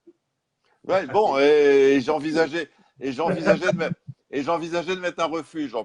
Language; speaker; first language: French; native; French